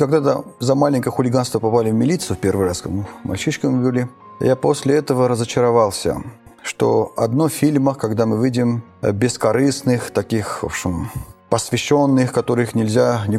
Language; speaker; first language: Russian; non-native, local second language; Armenian